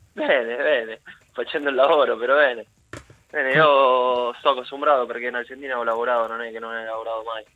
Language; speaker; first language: Italian; non-native, learner; Spanish